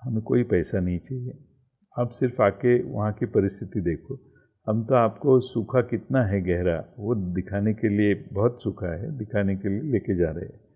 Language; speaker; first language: Hindi; non-native, local second language; Marathi